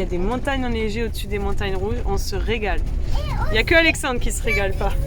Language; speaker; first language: French; native; French